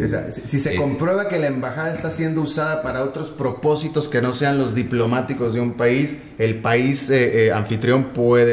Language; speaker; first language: Spanish; native; Spanish